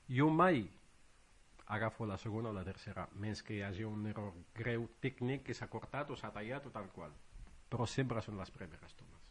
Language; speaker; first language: Catalan; non-native, fluent; Arabic